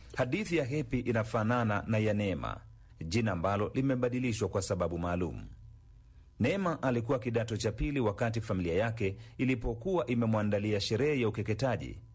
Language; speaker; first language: Swahili; native; Swahili